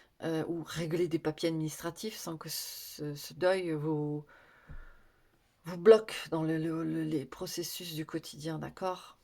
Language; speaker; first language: French; native; French